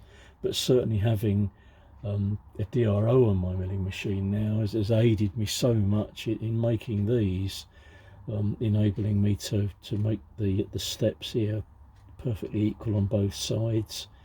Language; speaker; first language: English; native; English